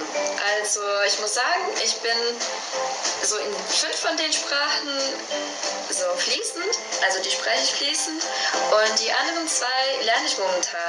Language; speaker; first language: German; non-native, fluent; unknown